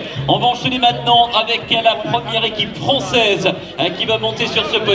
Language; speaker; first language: French; native; French